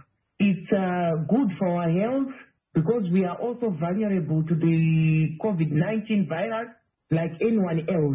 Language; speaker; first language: English; non-native, local second language; Shona